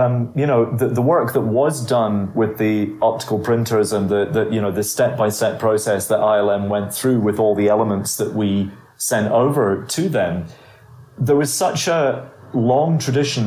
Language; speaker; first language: English; native; English